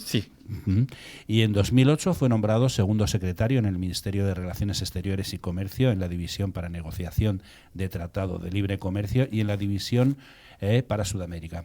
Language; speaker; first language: Spanish; native; Spanish